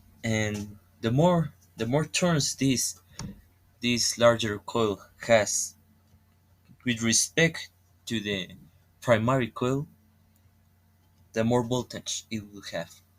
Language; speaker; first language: English; non-native, learner; Spanish